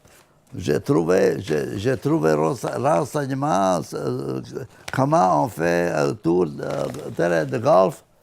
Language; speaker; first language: French; non-native, learner; Latvian